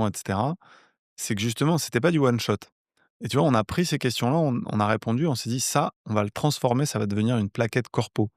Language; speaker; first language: French; native; French